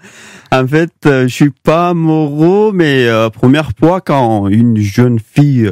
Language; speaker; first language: French; non-native, learner; Pashto